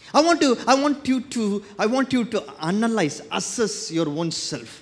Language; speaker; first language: English; non-native, local second language; Tamil